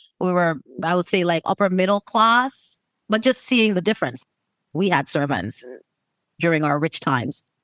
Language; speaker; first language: English; native; English